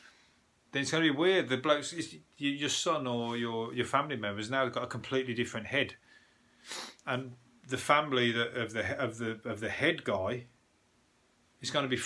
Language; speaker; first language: English; native; English